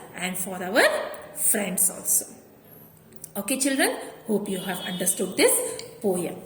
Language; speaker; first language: English; non-native, local second language; Kannada